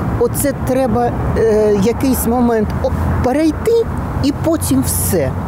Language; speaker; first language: Ukrainian; non-native, local second language; Russian